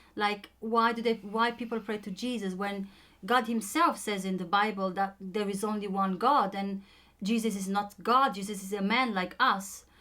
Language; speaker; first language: English; non-native, fluent; Romanian